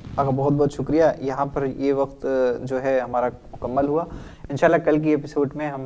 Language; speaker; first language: Urdu; native; Urdu